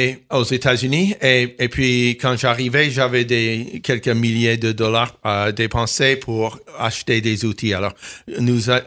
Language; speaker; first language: French; non-native, fluent; English